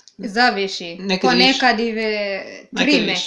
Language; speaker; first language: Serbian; non-native, learner; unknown